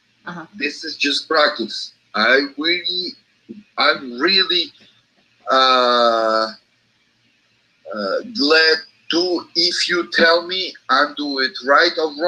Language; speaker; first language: English; non-native, learner; Russian